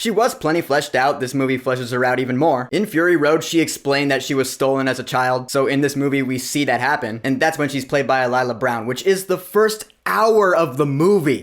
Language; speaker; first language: English; native; English